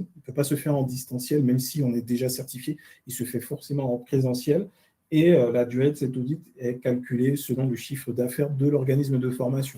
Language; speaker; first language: French; native; French